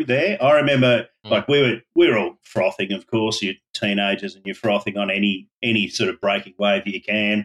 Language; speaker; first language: English; native; English